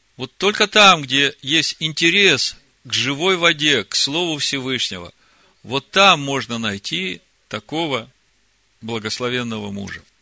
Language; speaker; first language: Russian; native; Russian